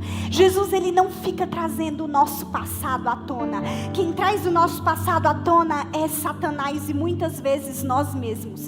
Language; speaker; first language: Portuguese; native; Portuguese